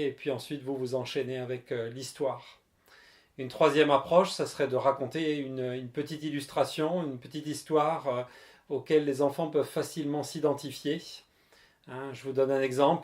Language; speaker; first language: French; native; French